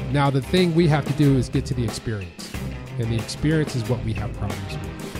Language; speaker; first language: English; native; English